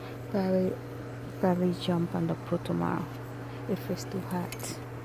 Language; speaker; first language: English; non-native, learner; Spanish